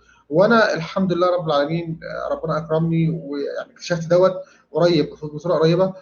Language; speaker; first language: Arabic; native; Arabic